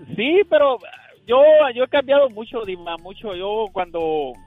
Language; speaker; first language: Spanish; native; Spanish